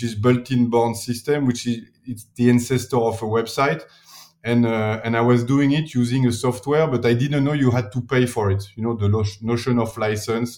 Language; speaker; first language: English; non-native, fluent; French